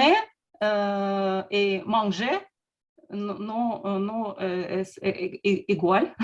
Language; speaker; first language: French; non-native, learner; Russian